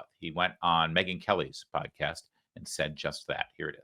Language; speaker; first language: English; native; English